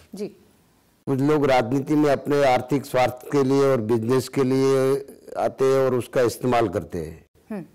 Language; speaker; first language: Hindi; non-native, local second language; Gujarati